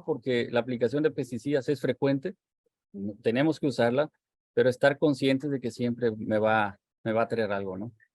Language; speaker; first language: Spanish; native; Spanish